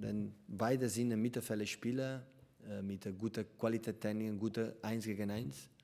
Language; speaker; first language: German; non-native, learner; Catalan